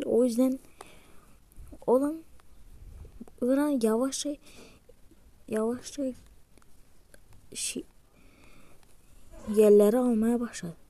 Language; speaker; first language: Turkish; early bilingual, heritage; Turkish